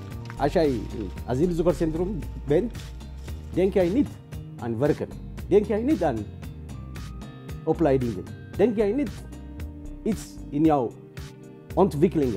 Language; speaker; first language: Dutch; non-native, learner; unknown